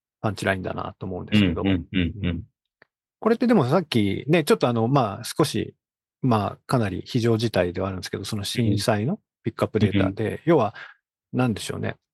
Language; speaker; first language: Japanese; native; Japanese